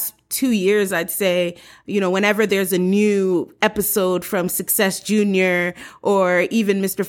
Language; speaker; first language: English; early bilingual, other home language; Haitian Creole